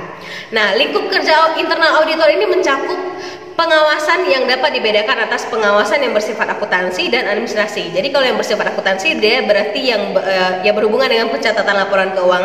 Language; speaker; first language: Indonesian; native; Indonesian